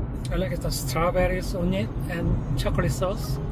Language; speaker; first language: English; non-native, learner; Korean